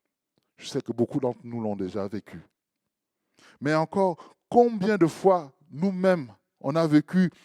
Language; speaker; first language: French; native; French